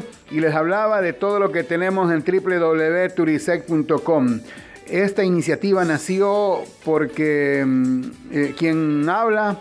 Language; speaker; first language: Spanish; native; Spanish